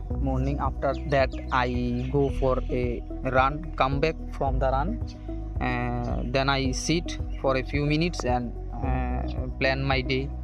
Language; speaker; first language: English; non-native, learner; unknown